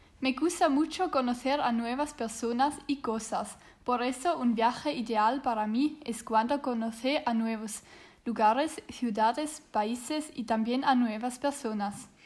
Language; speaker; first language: Spanish; non-native, learner; Swiss German